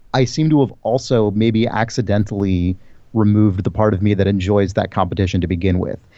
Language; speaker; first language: English; native; English